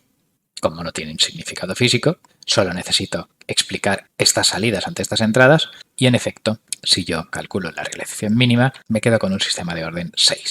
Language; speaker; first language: Spanish; native; Spanish